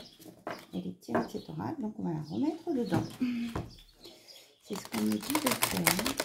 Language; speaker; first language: French; native; French